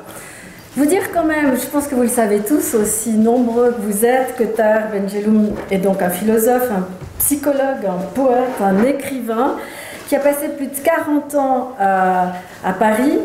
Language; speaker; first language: French; native; French